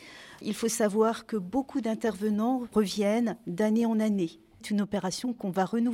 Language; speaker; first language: French; native; French